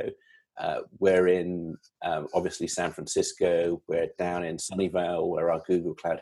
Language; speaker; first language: English; native; English